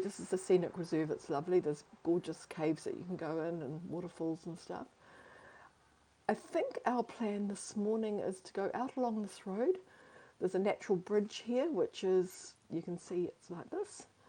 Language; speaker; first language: English; native; English